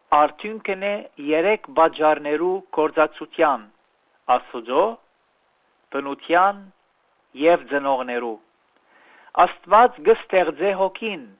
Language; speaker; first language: Armenian; early bilingual, heritage; Armenian